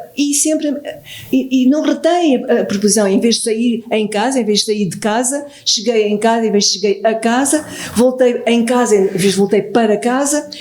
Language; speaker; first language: Portuguese; native; Portuguese